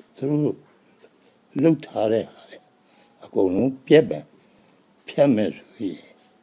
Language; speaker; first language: Burmese; non-native, local second language; S'gaw Karen